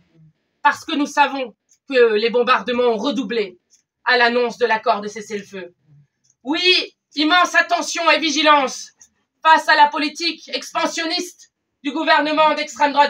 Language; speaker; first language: French; native; French